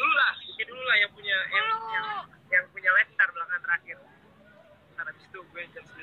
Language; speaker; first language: Indonesian; native; Indonesian